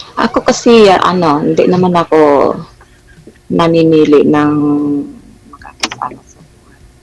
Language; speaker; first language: Filipino; non-native, local second language; Hiligaynon